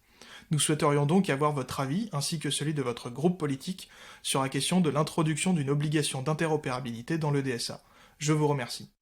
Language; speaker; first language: French; native; French